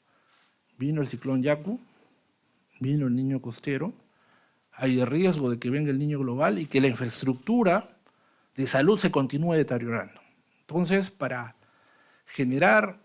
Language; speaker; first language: Spanish; native; Spanish